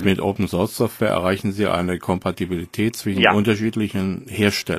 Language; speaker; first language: German; native; German